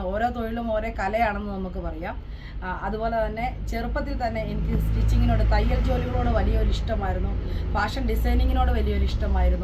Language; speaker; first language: Malayalam; native; Malayalam